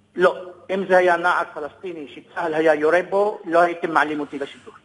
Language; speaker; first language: Hebrew; non-native, local second language; Arabic